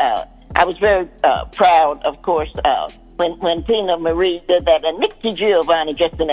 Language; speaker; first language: English; native; English